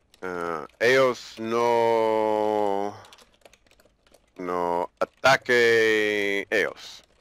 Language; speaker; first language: Spanish; non-native, learner; English